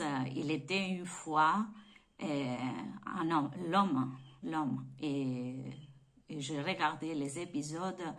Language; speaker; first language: French; non-native, fluent; Spanish